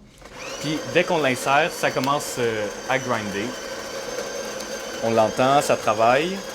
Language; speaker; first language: French; native; French